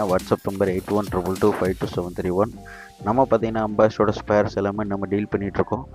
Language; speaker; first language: Tamil; native; Tamil